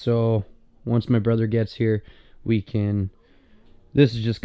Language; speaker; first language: English; native; English